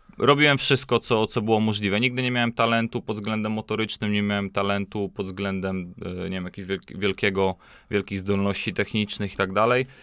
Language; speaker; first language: Polish; native; Polish